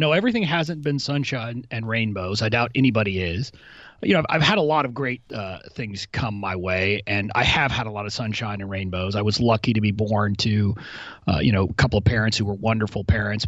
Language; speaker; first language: English; native; English